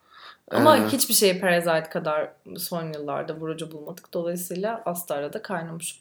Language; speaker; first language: Turkish; native; Turkish